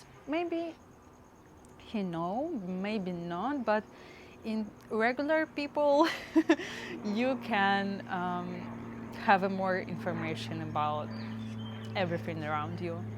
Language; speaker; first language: English; non-native, learner; Russian